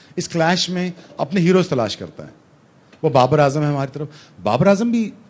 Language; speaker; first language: Urdu; non-native, local second language; Punjabi